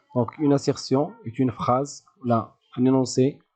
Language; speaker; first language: French; non-native, local second language; Arabic